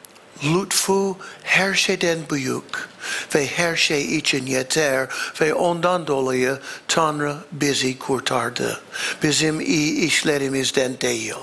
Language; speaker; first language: Turkish; non-native, fluent; English